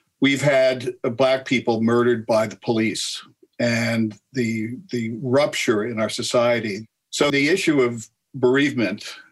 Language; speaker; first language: English; native; English